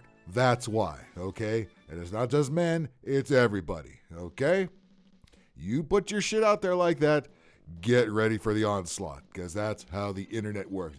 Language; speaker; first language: English; native; English